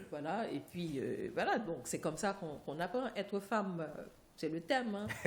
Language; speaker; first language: French; non-native, local second language; Haitian Creole